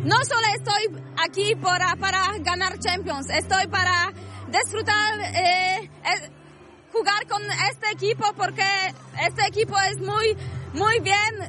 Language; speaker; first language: Spanish; non-native, learner; Polish